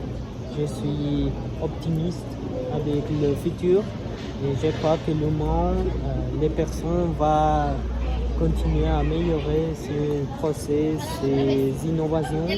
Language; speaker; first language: French; non-native, learner; Spanish